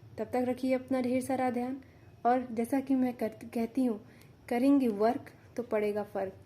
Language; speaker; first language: Hindi; native; Hindi